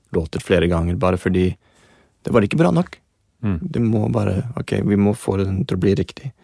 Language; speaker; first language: Norwegian; non-native, fluent; English